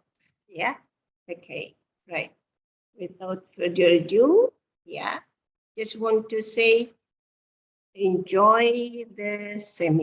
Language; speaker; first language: English; non-native, fluent; Indonesian